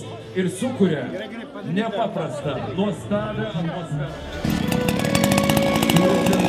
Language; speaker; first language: Lithuanian; native; Lithuanian